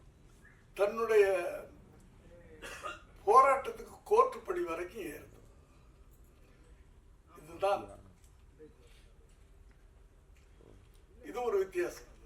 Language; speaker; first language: Tamil; native; Tamil